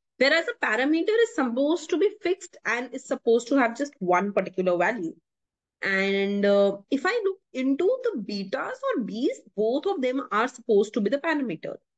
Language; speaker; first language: English; non-native, local second language; Hindi